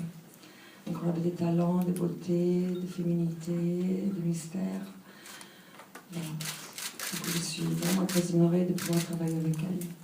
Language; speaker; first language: French; non-native, fluent; Italian